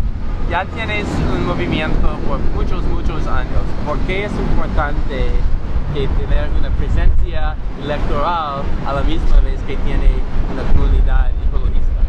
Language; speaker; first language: Spanish; non-native, learner; English